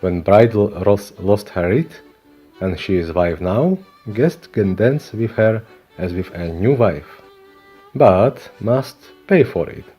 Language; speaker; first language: English; non-native, learner; Slovak